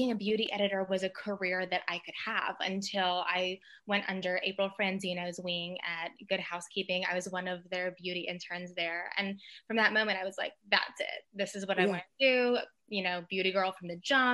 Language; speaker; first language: English; native; English